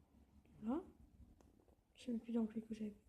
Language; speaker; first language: French; native; French